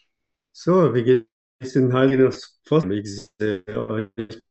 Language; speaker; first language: German; non-native, fluent; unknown